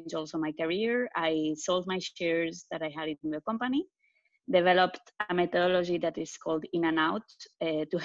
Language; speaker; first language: English; non-native, fluent; Spanish